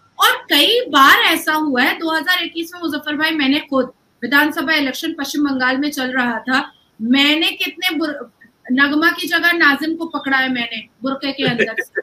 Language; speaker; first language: Hindi; native; Hindi